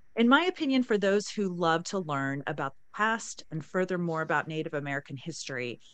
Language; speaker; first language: English; native; English